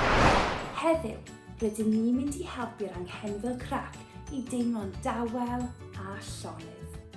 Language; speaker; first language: Welsh; non-native, local second language; English